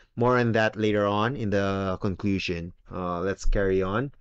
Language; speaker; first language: English; non-native, local second language; Filipino